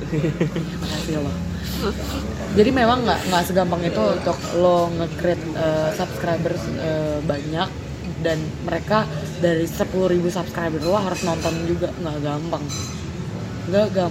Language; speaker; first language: Indonesian; native; Indonesian